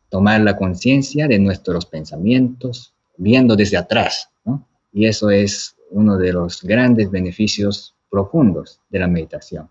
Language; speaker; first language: Spanish; non-native, fluent; Japanese